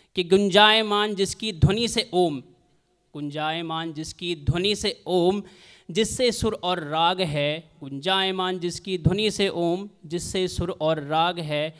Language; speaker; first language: Hindi; native; Hindi